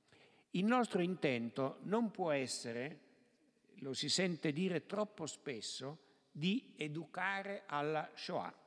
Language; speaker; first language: Italian; native; Italian